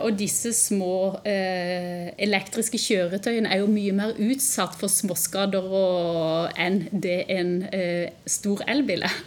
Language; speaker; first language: Norwegian; native; Norwegian